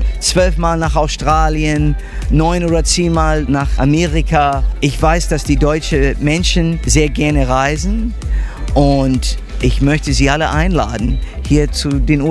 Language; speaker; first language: German; non-native, fluent; English